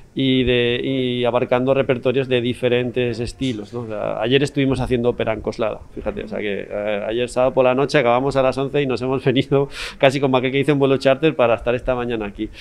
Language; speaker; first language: Spanish; native; Spanish